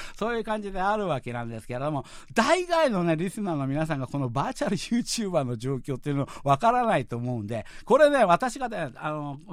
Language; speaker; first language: Japanese; non-native, fluent; Korean